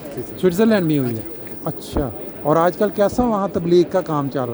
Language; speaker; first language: Urdu; native; Urdu